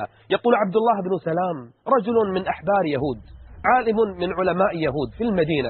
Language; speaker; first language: Arabic; native; Arabic